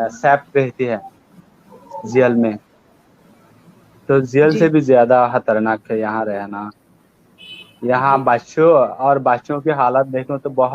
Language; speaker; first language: Hindi; non-native, learner; Rohingya